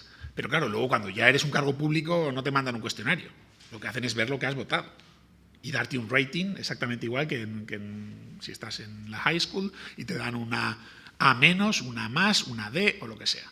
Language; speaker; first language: Spanish; native; Spanish